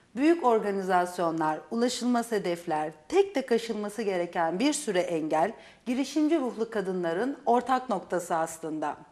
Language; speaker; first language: Turkish; native; Turkish